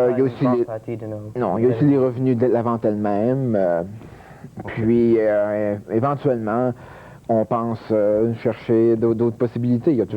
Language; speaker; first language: French; native; French